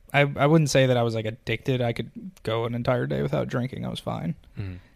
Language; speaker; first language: English; native; English